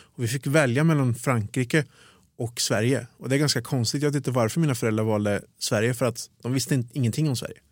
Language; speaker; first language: Swedish; early bilingual, other home language; Bosnian